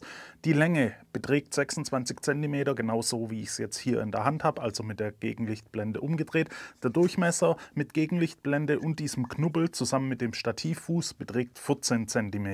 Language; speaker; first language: German; native; German